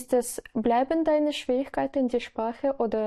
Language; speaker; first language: German; non-native, learner; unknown